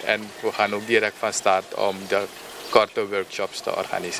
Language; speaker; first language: Dutch; non-native, local second language; Papiamento